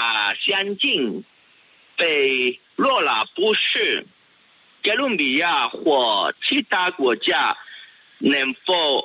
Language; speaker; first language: Chinese; non-native, fluent; Spanish